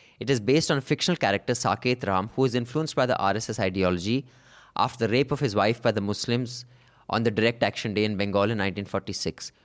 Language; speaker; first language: English; non-native, local second language; Punjabi